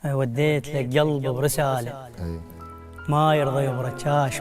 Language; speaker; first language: Arabic; native; Arabic